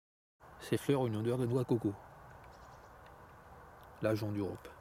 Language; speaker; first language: French; native; French